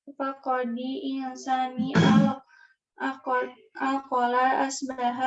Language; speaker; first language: Arabic; non-native, learner; Indonesian